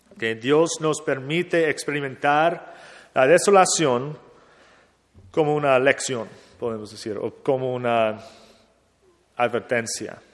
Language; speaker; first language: Spanish; non-native, fluent; English